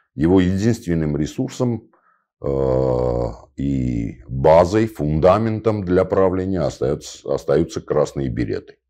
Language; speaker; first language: Russian; non-native, local second language; Armenian